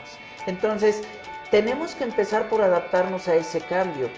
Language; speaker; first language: Spanish; native; Spanish